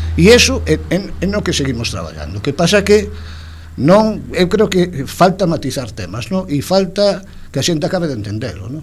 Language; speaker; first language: Galician; non-native, local second language; Spanish